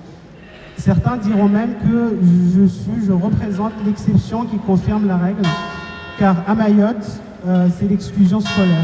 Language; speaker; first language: French; non-native, local second language; Comorian